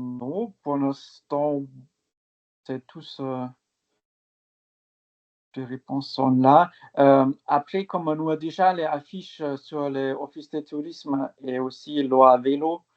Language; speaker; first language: French; non-native, fluent; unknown